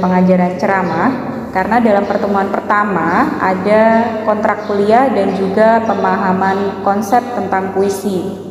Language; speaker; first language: Indonesian; native; Indonesian